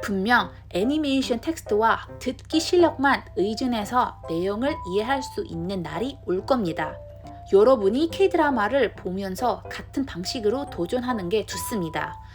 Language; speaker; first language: Korean; non-native, learner; Indonesian